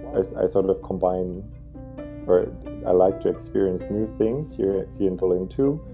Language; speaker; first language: English; non-native, fluent; German